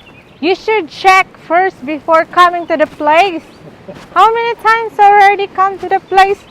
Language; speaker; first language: English; non-native, learner; Filipino